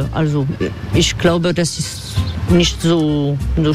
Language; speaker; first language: German; non-native, fluent; French